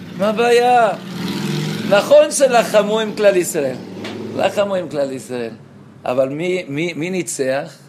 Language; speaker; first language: Hebrew; non-native, fluent; Spanish